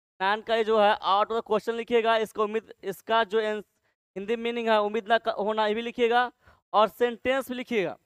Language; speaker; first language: Hindi; native; Hindi